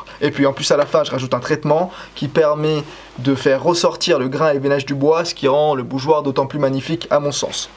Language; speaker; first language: French; native; French